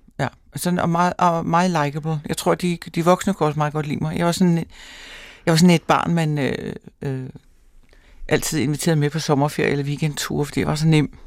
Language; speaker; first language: Danish; native; Danish